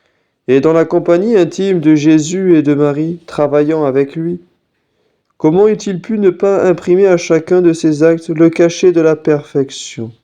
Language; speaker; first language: French; native; French